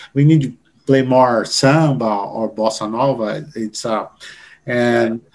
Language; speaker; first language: English; non-native, learner; Portuguese